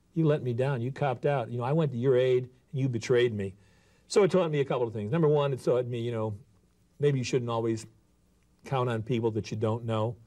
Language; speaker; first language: English; native; English